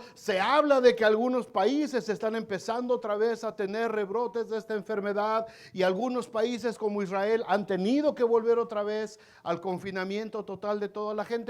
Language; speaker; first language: Spanish; native; Spanish